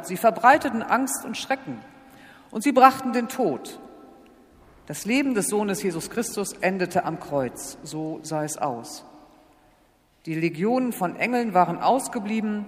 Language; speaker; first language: German; native; German